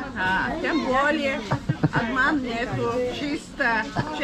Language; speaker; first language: Russian; non-native, local second language; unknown